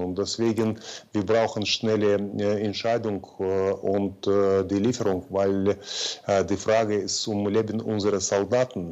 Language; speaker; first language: German; non-native, fluent; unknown